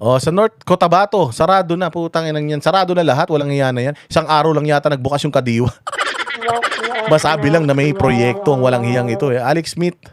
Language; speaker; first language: Filipino; native; Filipino